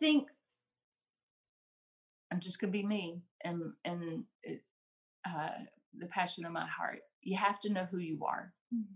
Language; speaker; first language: English; native; English